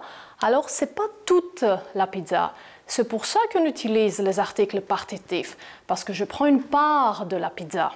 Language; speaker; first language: French; non-native, fluent; Greek